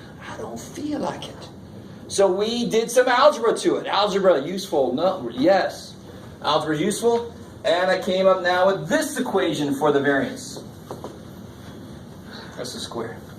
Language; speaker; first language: English; native; English